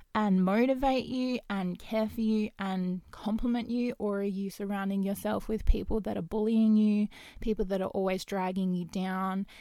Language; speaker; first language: English; native; English